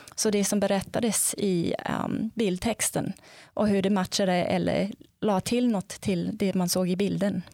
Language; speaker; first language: Swedish; non-native, fluent; English